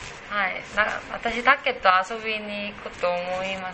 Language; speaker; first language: Japanese; non-native, learner; Korean